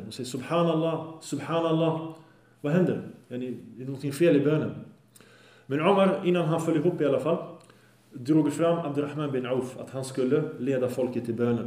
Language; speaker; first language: Swedish; early bilingual, other home language; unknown